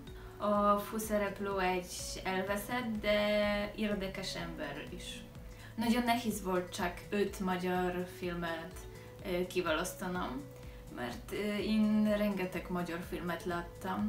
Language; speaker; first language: Hungarian; non-native, learner; Polish